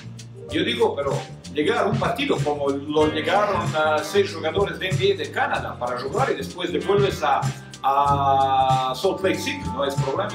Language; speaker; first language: Spanish; non-native, fluent; Croatian